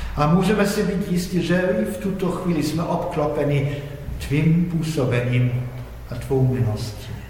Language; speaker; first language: Czech; non-native, fluent; Polish